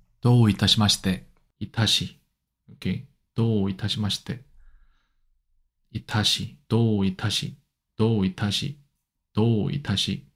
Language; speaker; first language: Japanese; non-native, learner; Korean